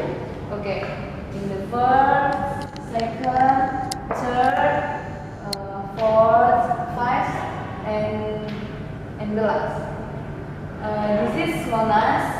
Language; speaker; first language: English; non-native, learner; Indonesian